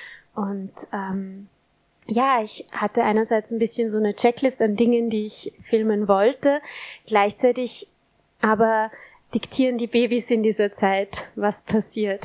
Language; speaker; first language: German; native; German